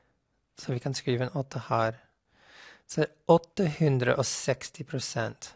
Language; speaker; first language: Norwegian; non-native, fluent; English